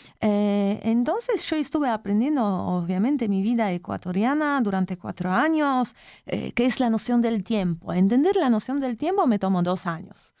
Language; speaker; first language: Spanish; non-native, fluent; Polish